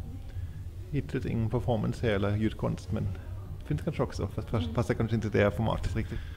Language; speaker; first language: Swedish; native; Swedish